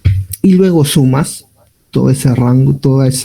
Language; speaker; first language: Spanish; native; Spanish